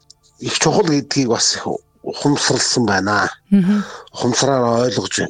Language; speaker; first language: Mongolian; native; Mongolian